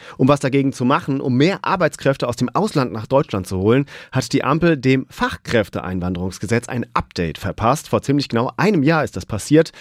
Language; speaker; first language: German; native; German